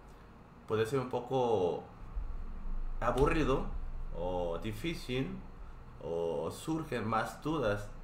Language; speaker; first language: Spanish; non-native, fluent; Korean